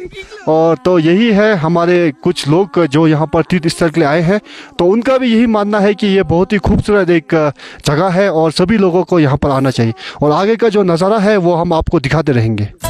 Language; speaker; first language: Hindi; native; Hindi